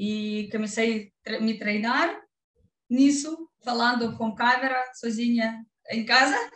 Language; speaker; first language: Portuguese; non-native, learner; Russian